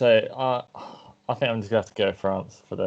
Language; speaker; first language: English; native; English